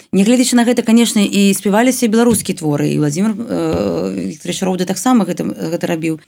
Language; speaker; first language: Belarusian; native; Belarusian